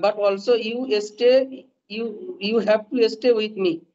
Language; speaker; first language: English; non-native, learner; Hindi